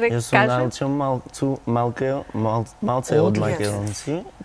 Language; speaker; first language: Macedonian; non-native, learner; English